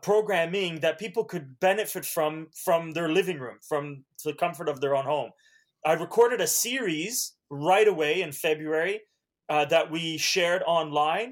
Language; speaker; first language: English; early bilingual, other home language; Hungarian